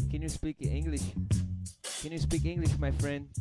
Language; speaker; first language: English; non-native, learner; Portuguese